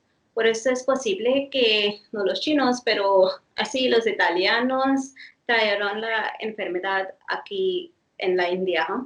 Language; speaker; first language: Spanish; non-native, fluent; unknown